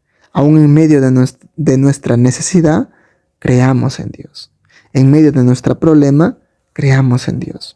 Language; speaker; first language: Spanish; native; Spanish